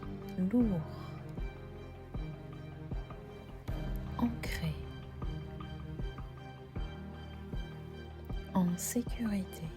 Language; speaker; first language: French; native; French